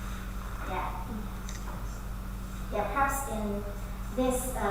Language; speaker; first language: English; non-native, fluent; Indonesian